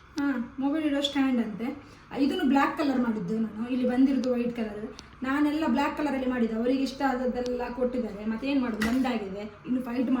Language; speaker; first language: Kannada; non-native, local second language; Tulu